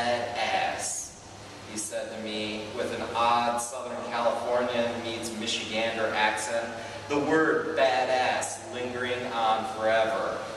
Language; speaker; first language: English; native; English